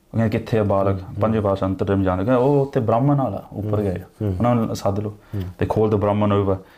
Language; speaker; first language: Punjabi; early bilingual, heritage; Punjabi